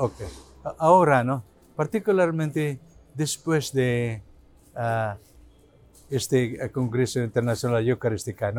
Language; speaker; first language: Spanish; non-native, learner; Cebuano